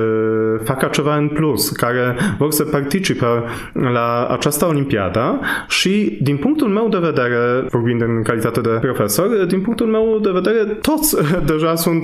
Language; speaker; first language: Romanian; non-native, fluent; Polish